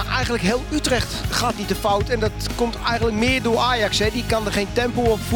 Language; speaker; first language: Dutch; native; Dutch